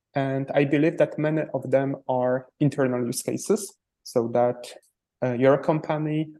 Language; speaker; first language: English; non-native, fluent; Polish